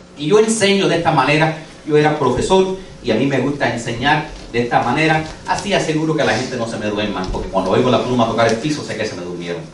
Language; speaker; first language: Spanish; non-native, fluent; English